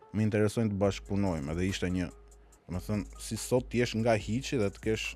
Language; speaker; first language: Albanian; native; Albanian